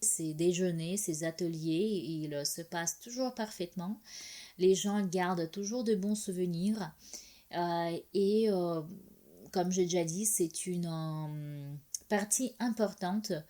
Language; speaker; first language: French; non-native, fluent; Russian